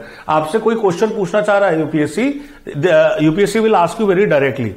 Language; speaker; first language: Hindi; native; Hindi